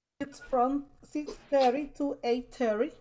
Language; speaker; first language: English; non-native, learner; Spanish